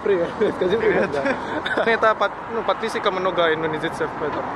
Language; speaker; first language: Russian; non-native, learner; Indonesian